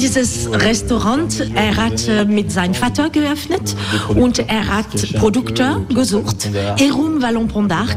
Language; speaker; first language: German; non-native, learner; French